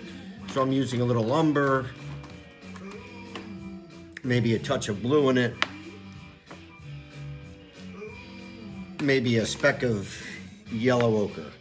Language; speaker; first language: English; native; English